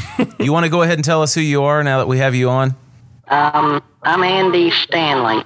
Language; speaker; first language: English; native; English